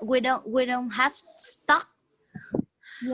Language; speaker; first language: English; non-native, learner; Vietnamese